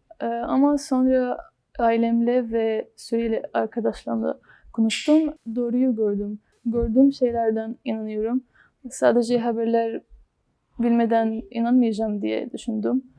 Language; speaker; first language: Turkish; non-native, learner; Arabic